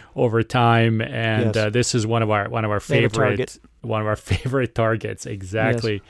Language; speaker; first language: English; non-native, fluent; Serbian